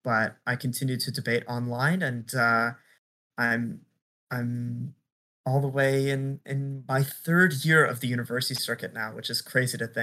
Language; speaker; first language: English; native; English